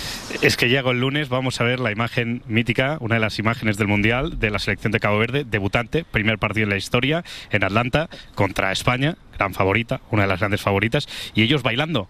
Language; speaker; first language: Spanish; native; Spanish